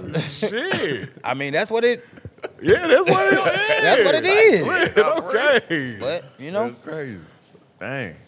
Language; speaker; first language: English; native; English